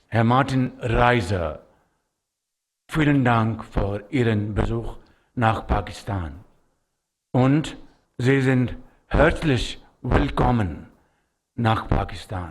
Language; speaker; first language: German; non-native, learner; Urdu